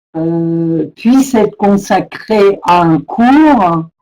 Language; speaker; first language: French; non-native, fluent; Russian